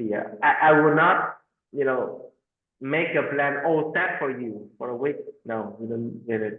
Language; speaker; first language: English; non-native, fluent; Vietnamese